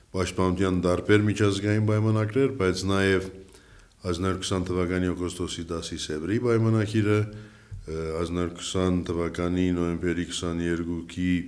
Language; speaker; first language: Armenian; early bilingual, heritage; Armenian